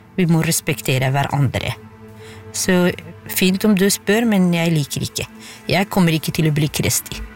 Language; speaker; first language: Norwegian; non-native, fluent; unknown